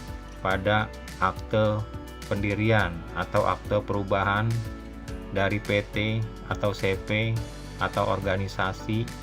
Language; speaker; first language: Indonesian; native; Indonesian